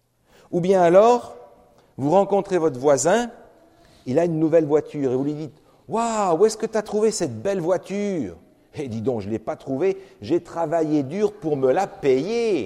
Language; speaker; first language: French; native; French